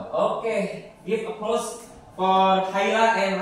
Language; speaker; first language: English; non-native, fluent; Indonesian